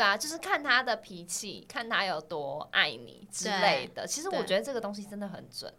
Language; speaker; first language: Chinese; native; Chinese